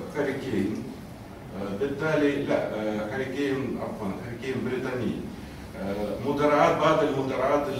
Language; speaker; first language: Arabic; non-native, fluent; Russian